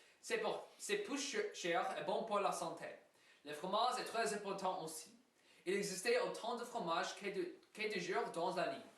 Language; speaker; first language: French; non-native, learner; English